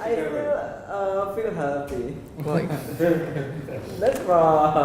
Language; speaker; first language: English; non-native, learner; Indonesian